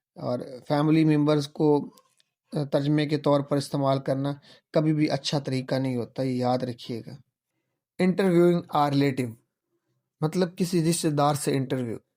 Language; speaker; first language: Urdu; non-native, local second language; Punjabi